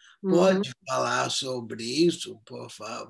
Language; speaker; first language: Portuguese; non-native, fluent; English